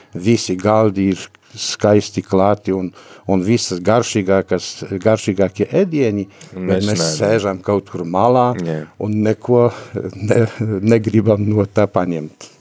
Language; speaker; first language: Latvian; non-native, fluent; Polish